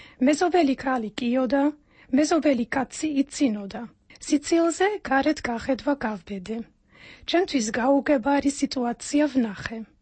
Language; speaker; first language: Georgian; non-native, fluent; Dutch